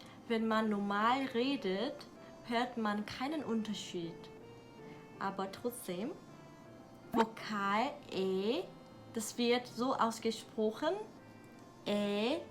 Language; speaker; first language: German; non-native, learner; Korean